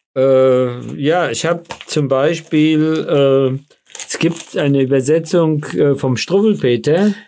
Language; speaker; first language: German; non-native, local second language; Yiddish